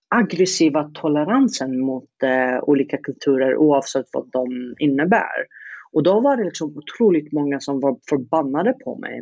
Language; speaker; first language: Swedish; non-native, fluent; Arabic